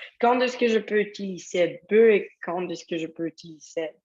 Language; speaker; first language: French; non-native, learner; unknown